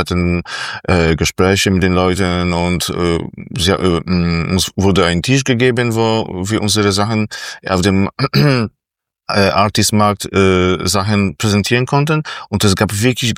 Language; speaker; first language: German; non-native, fluent; Polish